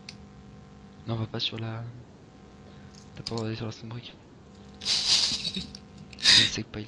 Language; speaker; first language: French; native; French